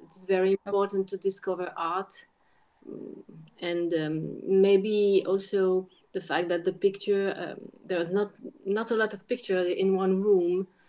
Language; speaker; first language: English; non-native, learner; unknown